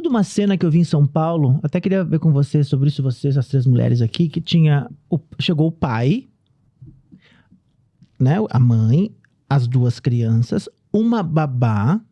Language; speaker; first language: Portuguese; native; Portuguese